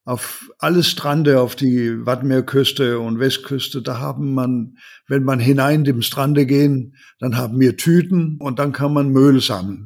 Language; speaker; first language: German; non-native, learner; Danish